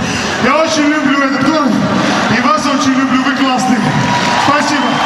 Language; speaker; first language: Russian; non-native, fluent; Finnish